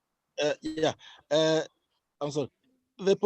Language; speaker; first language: English; non-native, learner; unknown